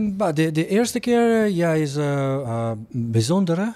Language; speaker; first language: Dutch; non-native, learner; Italian